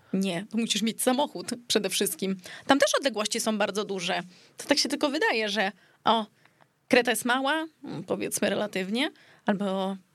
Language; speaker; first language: Polish; early bilingual, heritage; Greek